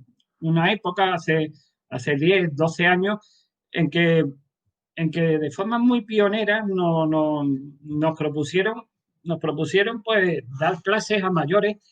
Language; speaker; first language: Spanish; native; Spanish